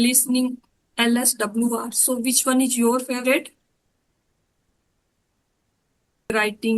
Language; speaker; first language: English; non-native, learner; Hindi